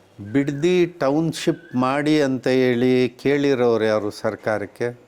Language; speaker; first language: Kannada; native; Kannada